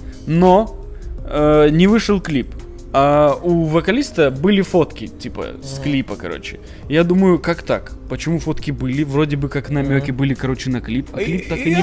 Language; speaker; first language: Russian; native; Russian